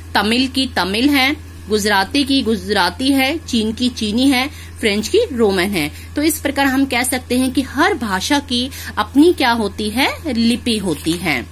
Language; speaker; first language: Hindi; native; Hindi